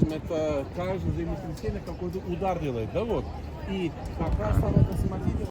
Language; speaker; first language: Russian; non-native, learner; Turkish